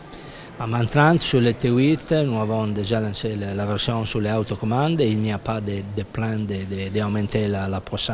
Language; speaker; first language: French; non-native, fluent; Italian